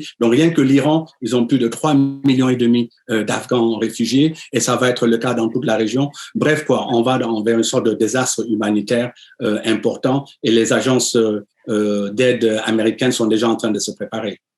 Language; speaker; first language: French; native; French